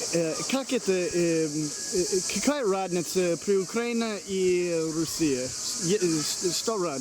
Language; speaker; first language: Russian; non-native, learner; English